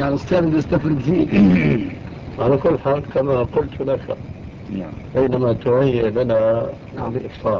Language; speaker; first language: Arabic; native; Arabic